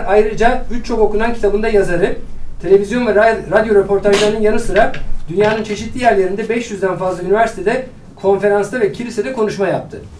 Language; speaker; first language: Turkish; native; Turkish